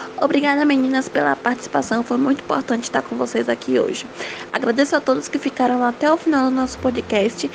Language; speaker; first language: Portuguese; native; Portuguese